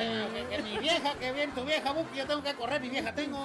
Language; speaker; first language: Spanish; native; Spanish